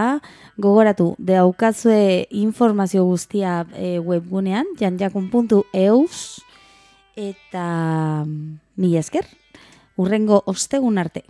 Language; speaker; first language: Basque; non-native, local second language; Spanish